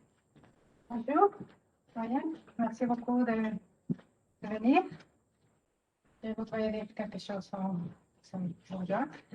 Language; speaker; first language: French; non-native, fluent; Spanish